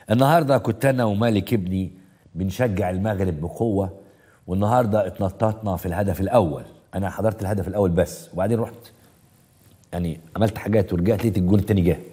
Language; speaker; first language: Arabic; native; Arabic